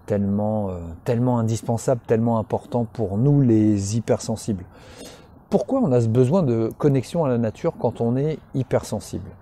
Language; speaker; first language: French; native; French